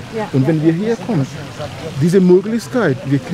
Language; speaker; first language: German; non-native, learner; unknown